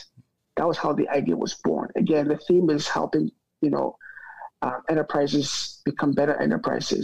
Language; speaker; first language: English; non-native, local second language; Akan